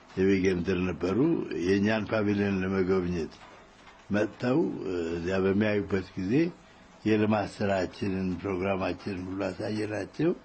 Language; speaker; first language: Amharic; non-native, local second language; Tigrinya